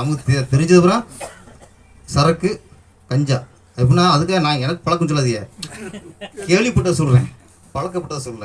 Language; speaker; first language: Tamil; native; Tamil